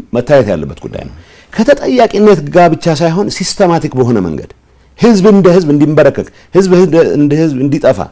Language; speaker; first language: Amharic; non-native, local second language; Tigrinya